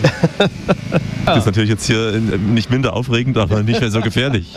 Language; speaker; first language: German; native; German